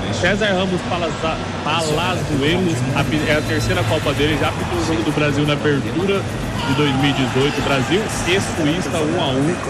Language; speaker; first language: Portuguese; native; Portuguese